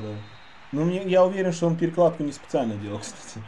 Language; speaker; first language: Russian; native; Russian